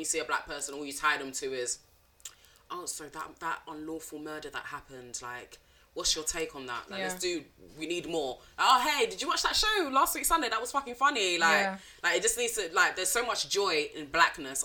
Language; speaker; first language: English; non-native, local second language; French